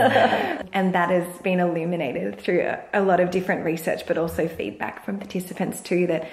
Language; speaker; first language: English; native; English